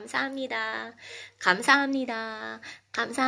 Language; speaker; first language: Korean; non-native, fluent; Filipino